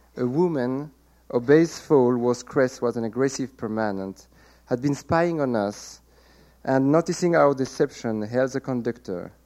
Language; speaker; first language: English; non-native, fluent; French